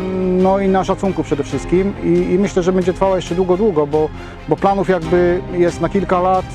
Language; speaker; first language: Polish; native; Polish